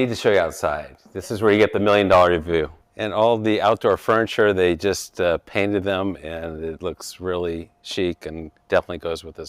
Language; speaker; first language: English; native; English